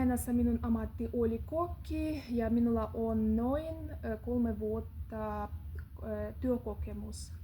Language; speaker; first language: Finnish; non-native, learner; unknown